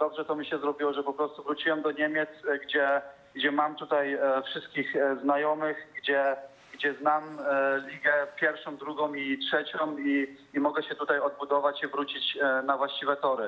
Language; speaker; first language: Polish; early bilingual, heritage; Polish